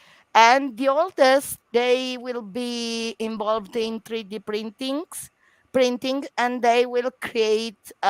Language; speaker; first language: English; non-native, fluent; Italian